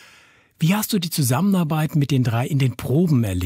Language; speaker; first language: German; native; German